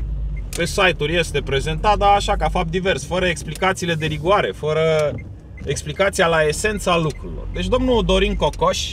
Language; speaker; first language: Romanian; native; Romanian